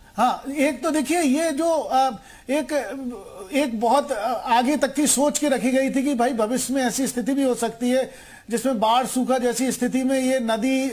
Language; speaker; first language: Hindi; native; Hindi